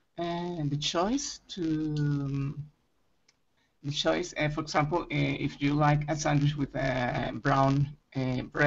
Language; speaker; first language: English; non-native, learner; Spanish